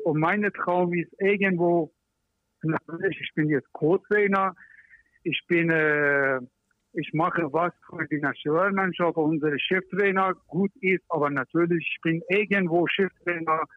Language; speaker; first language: German; non-native, learner; Persian